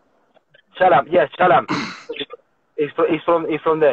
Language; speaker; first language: English; non-native, learner; Spanish